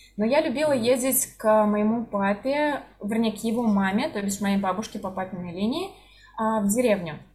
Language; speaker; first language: Russian; native; Russian